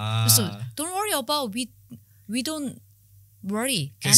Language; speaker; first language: English; non-native, learner; Korean